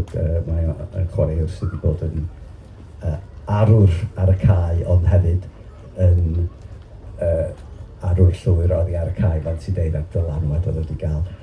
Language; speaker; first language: Welsh; native; Welsh